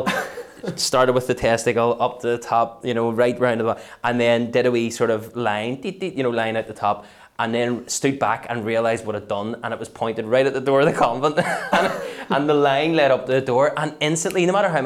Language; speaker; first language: English; native; English